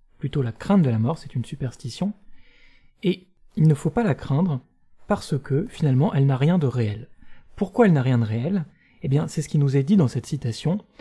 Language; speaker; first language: French; native; French